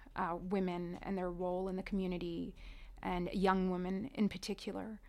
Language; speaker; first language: English; early bilingual, other home language; Persian